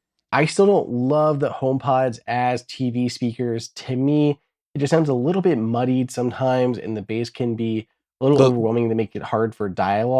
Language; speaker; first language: English; native; English